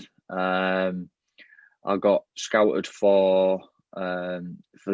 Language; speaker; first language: English; native; English